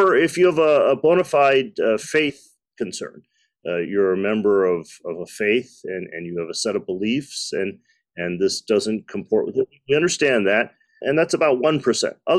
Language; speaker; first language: English; native; English